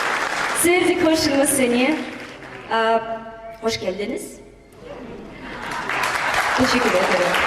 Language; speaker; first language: Turkish; non-native, learner; Ingush